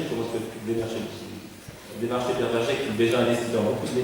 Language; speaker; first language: French; native; French